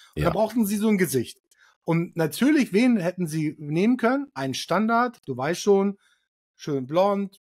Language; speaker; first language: German; early bilingual, other home language; Arabic